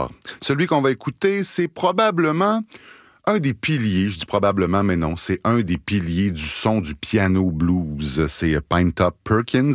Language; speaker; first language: French; native; French